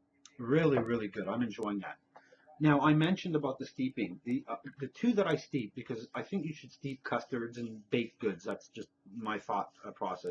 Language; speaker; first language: English; native; English